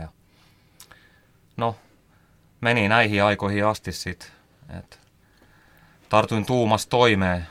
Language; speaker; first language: Finnish; native; Finnish